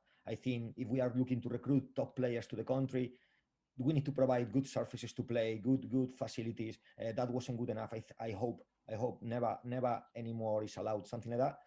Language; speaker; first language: English; non-native, fluent; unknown